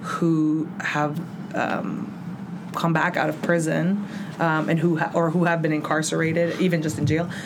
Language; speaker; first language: English; early bilingual, other home language; Spanish